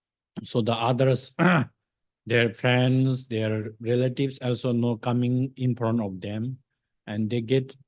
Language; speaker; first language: English; non-native, fluent; Tibetan